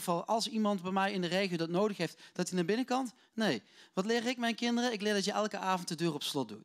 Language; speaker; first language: Dutch; native; Dutch